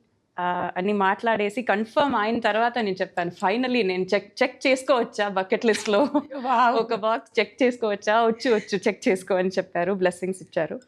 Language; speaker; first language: Telugu; non-native, fluent; Tamil